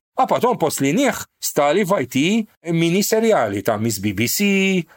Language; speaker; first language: Russian; non-native, fluent; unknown